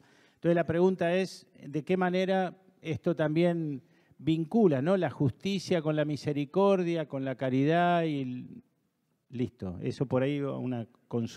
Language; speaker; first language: Spanish; native; Spanish